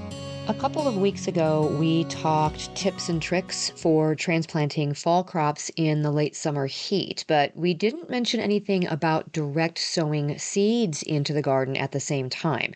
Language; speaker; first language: English; native; English